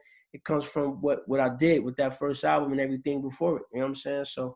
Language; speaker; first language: English; native; English